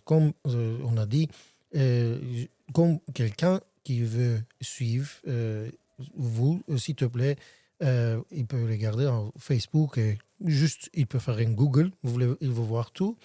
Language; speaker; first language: French; non-native, learner; Armenian